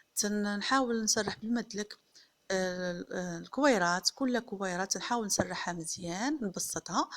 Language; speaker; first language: Arabic; native; Arabic